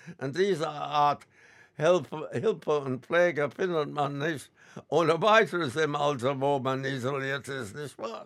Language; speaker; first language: German; non-native, fluent; English